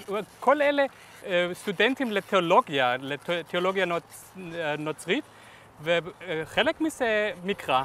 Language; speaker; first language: Hebrew; non-native, fluent; German